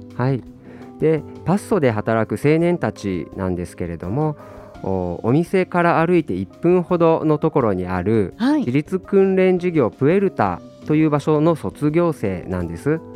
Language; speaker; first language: Japanese; native; Japanese